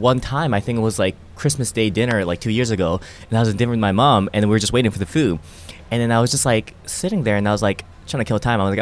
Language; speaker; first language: English; non-native, local second language; Japanese